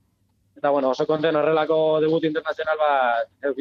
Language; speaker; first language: Basque; native; Basque